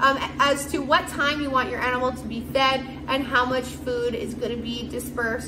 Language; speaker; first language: English; native; English